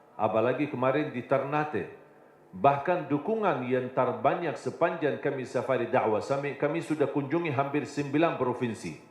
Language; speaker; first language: Indonesian; non-native, fluent; Arabic